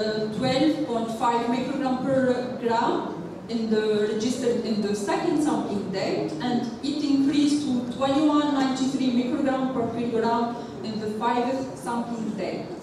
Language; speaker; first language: English; non-native, local second language; Arabic